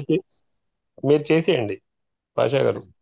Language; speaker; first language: Telugu; native; Telugu